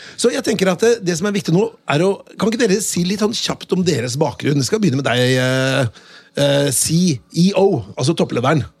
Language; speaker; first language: Norwegian; native; Norwegian